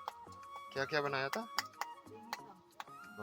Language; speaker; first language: Hindi; non-native, local second language; Chakma